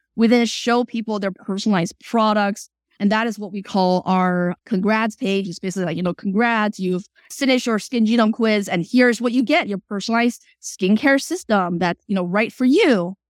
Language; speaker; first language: English; early bilingual, other home language; Chinese